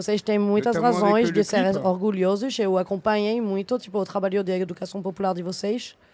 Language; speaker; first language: Portuguese; non-native, fluent; French